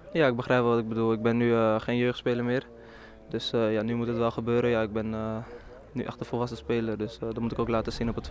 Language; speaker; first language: Dutch; native; Dutch